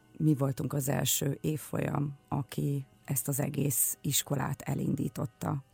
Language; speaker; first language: Hungarian; early bilingual, other home language; Russian